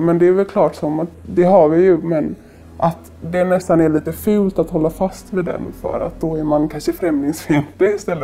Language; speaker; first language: Swedish; native; Swedish